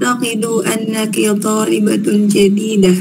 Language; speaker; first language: Arabic; non-native, learner; Indonesian